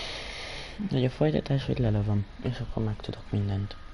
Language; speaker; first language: Hungarian; native; Hungarian